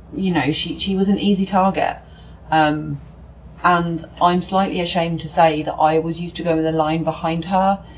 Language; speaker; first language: English; native; English